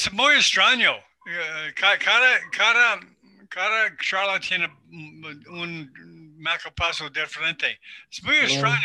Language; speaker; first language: Spanish; non-native, learner; English